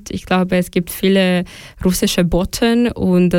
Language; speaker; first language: German; non-native, fluent; Ukrainian